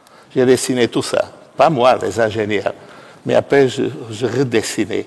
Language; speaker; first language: French; non-native, fluent; Portuguese